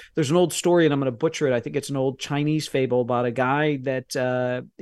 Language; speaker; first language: English; native; English